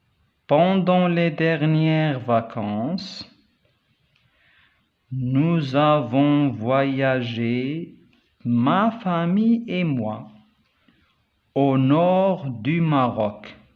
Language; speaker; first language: French; non-native, local second language; Arabic